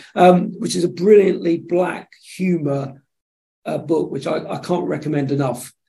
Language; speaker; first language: English; native; English